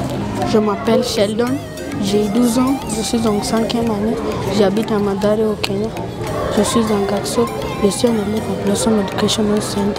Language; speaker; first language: French; non-native, learner; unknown